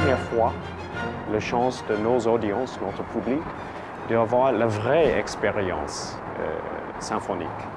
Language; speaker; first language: French; non-native, fluent; English